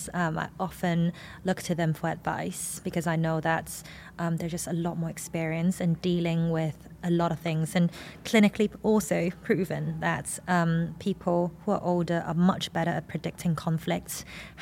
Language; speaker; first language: English; non-native, local second language; Cantonese